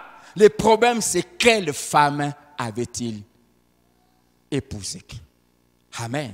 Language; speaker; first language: French; non-native, local second language; Lingala